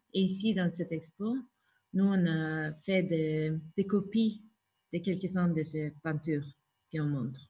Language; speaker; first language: French; non-native, fluent; Norwegian